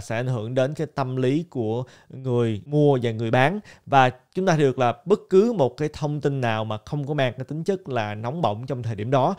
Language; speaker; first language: Vietnamese; native; Vietnamese